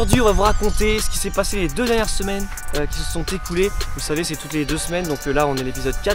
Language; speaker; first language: French; native; French